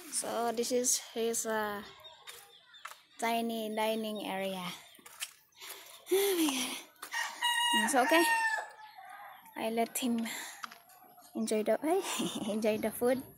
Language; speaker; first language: English; non-native, local second language; Filipino